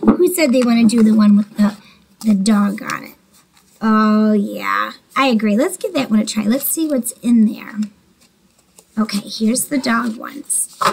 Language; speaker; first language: English; native; English